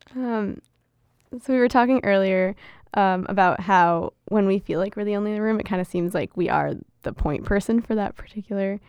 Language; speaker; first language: English; early bilingual, other home language; Gujarati